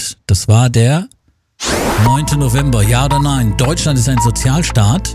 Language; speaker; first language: German; native; German